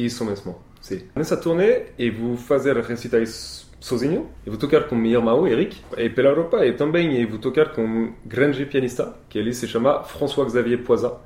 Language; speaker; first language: Portuguese; non-native, learner; French